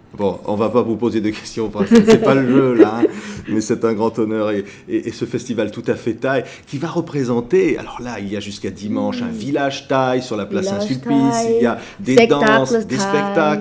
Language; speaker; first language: French; native; French